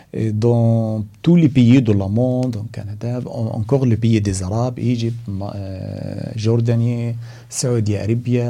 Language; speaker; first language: French; non-native, fluent; Arabic